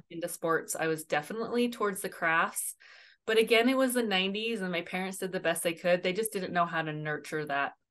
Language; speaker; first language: English; native; English